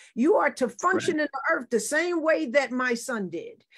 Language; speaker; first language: English; native; English